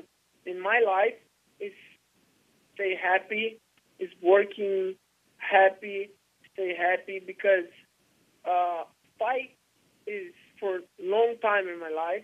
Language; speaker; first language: English; non-native, learner; Portuguese